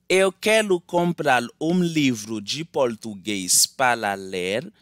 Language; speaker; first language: Portuguese; non-native, learner; Haitian Creole